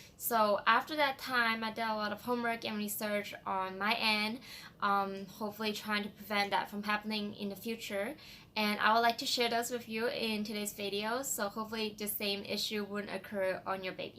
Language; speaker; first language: English; non-native, fluent; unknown